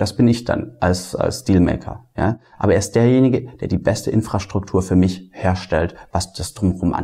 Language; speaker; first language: German; native; German